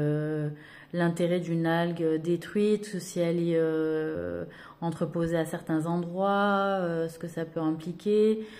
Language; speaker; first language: French; native; French